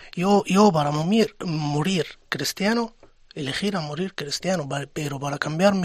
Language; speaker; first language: Spanish; non-native, fluent; Arabic